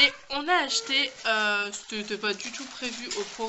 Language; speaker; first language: French; native; French